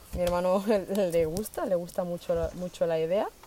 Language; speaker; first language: Spanish; native; Spanish